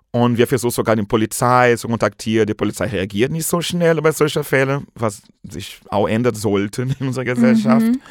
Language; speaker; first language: German; non-native, fluent; Portuguese